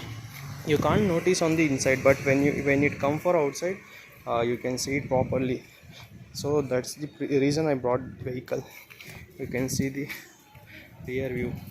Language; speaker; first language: English; non-native, local second language; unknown